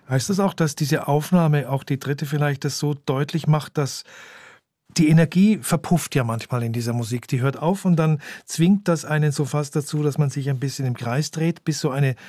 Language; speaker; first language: German; native; German